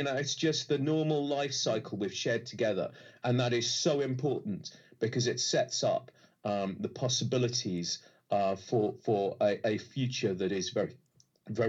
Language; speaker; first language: English; native; English